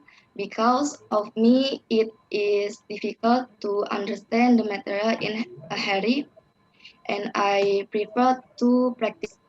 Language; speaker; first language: English; non-native, learner; Indonesian